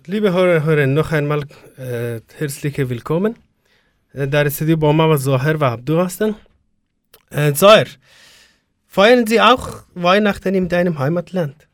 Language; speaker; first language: German; non-native, learner; Persian